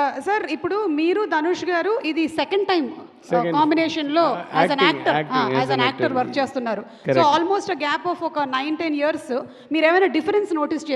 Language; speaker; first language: Telugu; native; Telugu